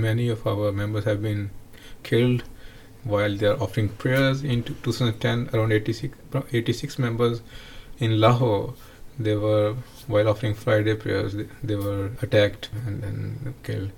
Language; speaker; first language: English; non-native, local second language; Punjabi